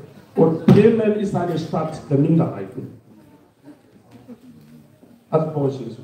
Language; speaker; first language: German; non-native, fluent; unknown